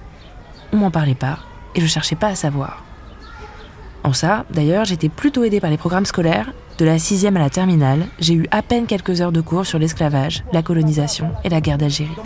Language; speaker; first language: French; native; French